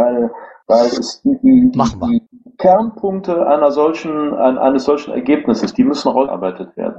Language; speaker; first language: German; native; German